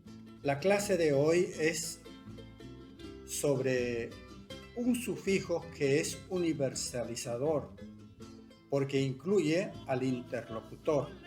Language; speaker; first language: Spanish; non-native, local second language; Quechua